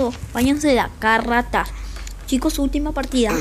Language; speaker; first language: Spanish; native; Spanish